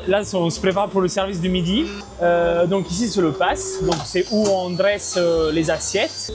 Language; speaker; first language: French; non-native, fluent; Italian